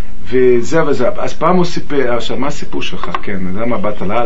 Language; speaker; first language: Hebrew; non-native, fluent; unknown